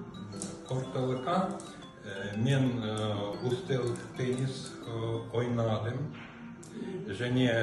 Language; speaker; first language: Kazakh; non-native, learner; Russian